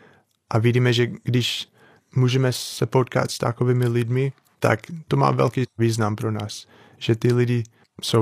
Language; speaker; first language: Czech; non-native, fluent; English